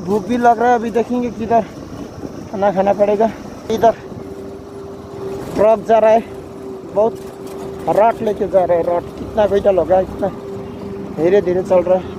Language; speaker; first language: Hindi; non-native, learner; Nepali